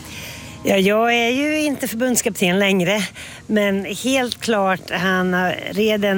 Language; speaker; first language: Swedish; native; Swedish